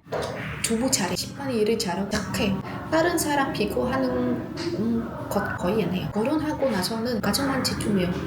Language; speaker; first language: Korean; non-native, learner; Vietnamese